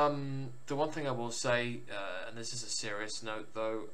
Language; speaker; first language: English; native; English